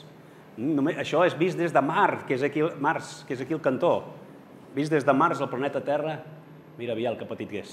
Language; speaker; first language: Catalan; native; Catalan